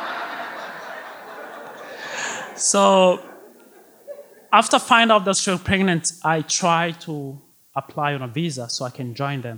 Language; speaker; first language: English; non-native, fluent; Rundi